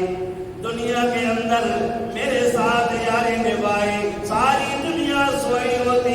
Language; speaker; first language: Urdu; native; Urdu